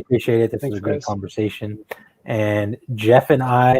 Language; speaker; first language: English; native; English